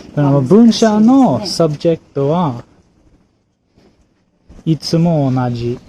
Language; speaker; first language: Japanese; non-native, learner; English